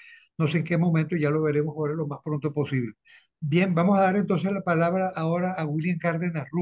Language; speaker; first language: Spanish; native; Spanish